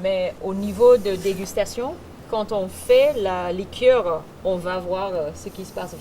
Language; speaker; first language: French; non-native, fluent; English